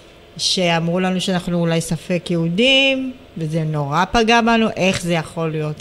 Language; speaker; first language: Hebrew; early bilingual, other home language; Amharic